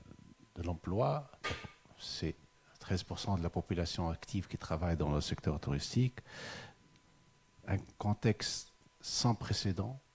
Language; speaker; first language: French; non-native, local second language; Arabic